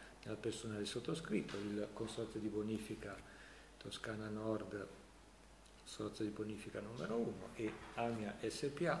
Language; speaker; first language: Italian; native; Italian